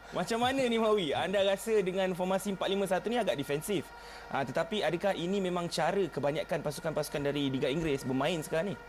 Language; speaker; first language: Malay; native; Malay